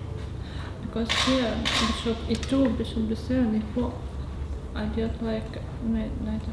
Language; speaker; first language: English; non-native, learner; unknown